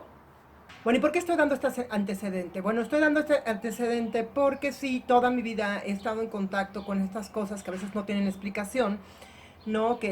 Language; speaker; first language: Spanish; native; Spanish